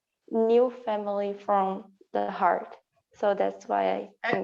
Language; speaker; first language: English; non-native, learner; Portuguese